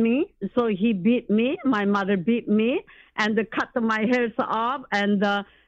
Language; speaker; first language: English; non-native, learner; Korean